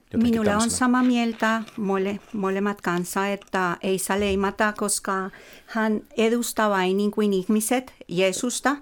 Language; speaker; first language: Finnish; non-native, fluent; Spanish